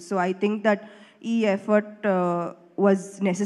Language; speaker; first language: Telugu; non-native, fluent; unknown